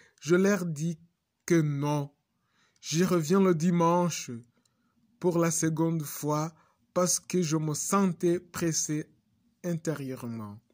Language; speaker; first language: French; non-native, local second language; Kinyarwanda